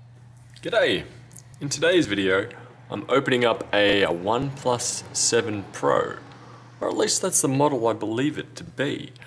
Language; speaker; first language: English; native; English